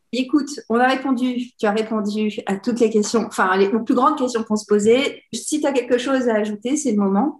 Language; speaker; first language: French; native; French